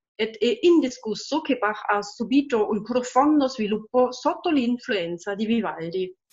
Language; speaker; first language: Italian; non-native, fluent; German